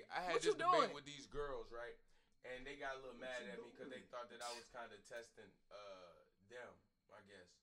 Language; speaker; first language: English; native; English